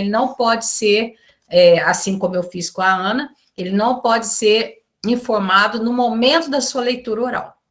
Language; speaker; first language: Portuguese; native; Portuguese